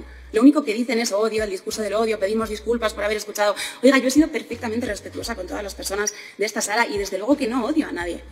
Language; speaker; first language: Spanish; native; Spanish